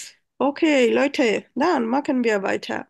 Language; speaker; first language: German; non-native, fluent; Bangla